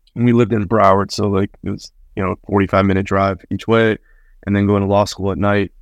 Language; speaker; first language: English; early bilingual, other home language; Spanish